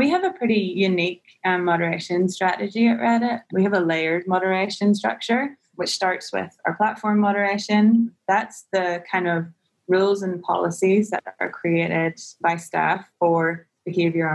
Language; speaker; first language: English; native; English